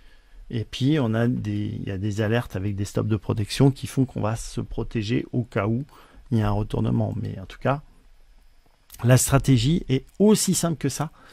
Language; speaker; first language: French; native; French